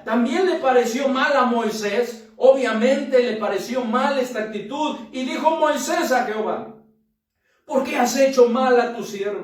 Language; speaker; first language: Spanish; native; Spanish